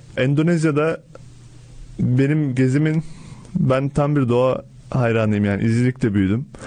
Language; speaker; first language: Turkish; native; Turkish